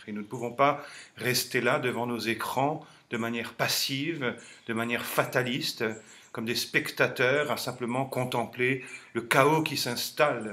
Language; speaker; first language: French; native; French